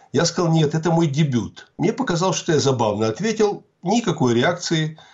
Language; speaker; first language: Russian; native; Russian